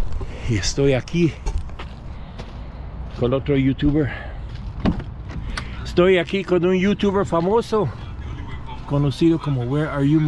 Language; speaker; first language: Spanish; non-native, fluent; English